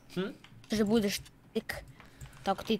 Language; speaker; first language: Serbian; early bilingual, heritage; Serbian